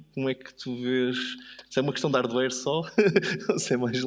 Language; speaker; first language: Portuguese; native; Portuguese